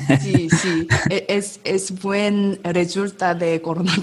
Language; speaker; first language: Spanish; non-native, learner; Korean